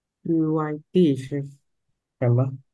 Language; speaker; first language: Chinese; non-native, learner; Vietnamese